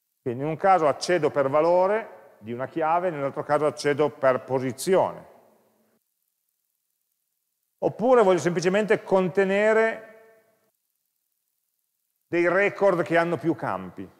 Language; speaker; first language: Italian; native; Italian